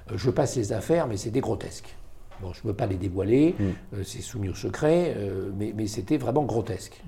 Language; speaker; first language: French; native; French